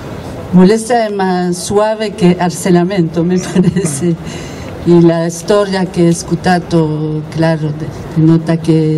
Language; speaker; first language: Italian; non-native, learner; Spanish